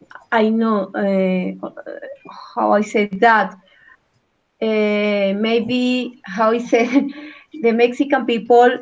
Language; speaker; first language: English; non-native, learner; Spanish